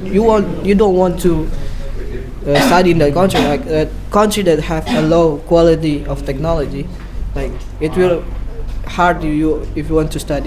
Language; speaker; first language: English; non-native, learner; Indonesian